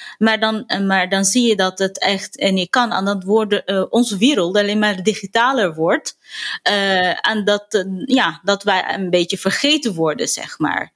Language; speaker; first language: Dutch; non-native, fluent; Arabic